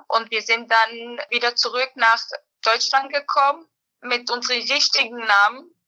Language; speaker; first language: German; early bilingual, other home language; Bosnian